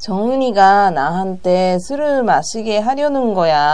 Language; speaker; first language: Korean; non-native, learner; Japanese